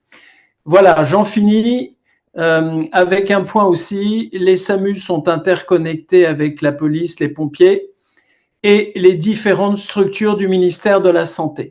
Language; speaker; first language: French; native; French